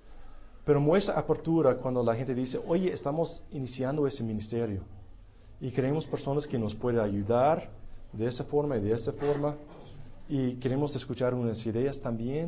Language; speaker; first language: Spanish; non-native, fluent; English